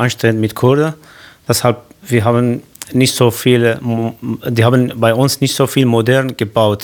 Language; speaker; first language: German; non-native, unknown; Kurdish